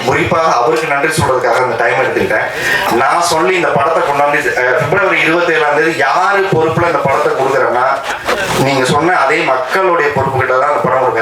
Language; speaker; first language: Tamil; native; Tamil